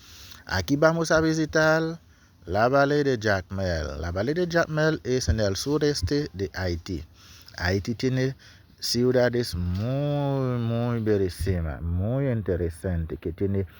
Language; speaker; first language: Spanish; non-native, learner; Haitian Creole